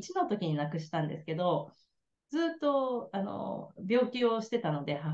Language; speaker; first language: Japanese; native; Japanese